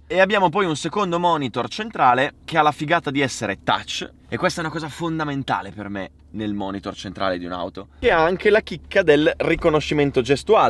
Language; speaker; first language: Italian; native; Italian